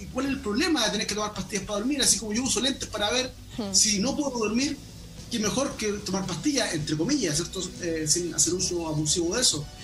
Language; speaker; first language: Spanish; native; Spanish